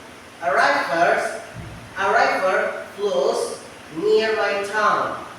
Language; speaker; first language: English; non-native, learner; Indonesian